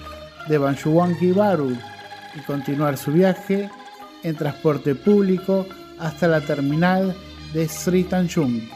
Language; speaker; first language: Spanish; non-native, fluent; Indonesian